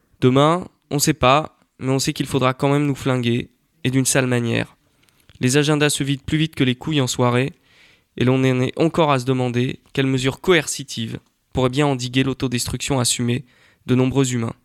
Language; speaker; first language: French; native; French